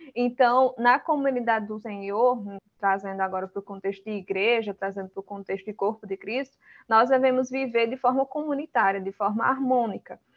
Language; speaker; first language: Portuguese; early bilingual, other home language; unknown